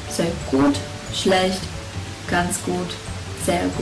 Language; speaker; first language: German; non-native, fluent; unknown